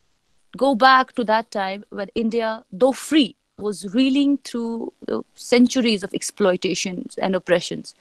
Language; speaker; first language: English; non-native, local second language; Kashmiri